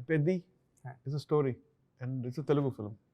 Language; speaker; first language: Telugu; non-native, learner; Tamil